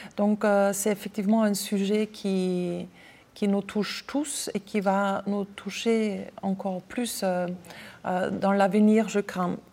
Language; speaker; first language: French; non-native, fluent; German